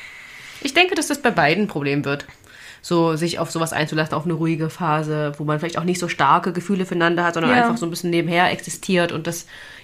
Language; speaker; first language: German; native; German